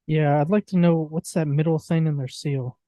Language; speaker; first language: English; native; English